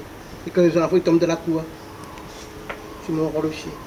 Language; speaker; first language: French; non-native, local second language; Réunion Creole French